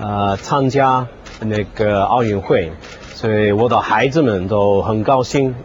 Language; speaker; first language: Chinese; non-native, fluent; English